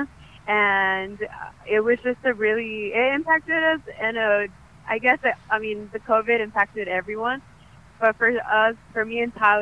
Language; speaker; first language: English; native; English